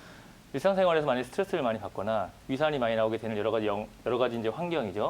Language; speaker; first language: Korean; native; Korean